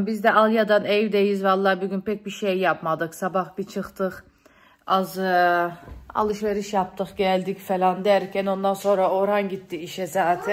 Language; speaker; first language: Turkish; early bilingual, heritage; Turkish